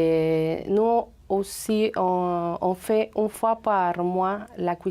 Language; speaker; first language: French; non-native, fluent; Spanish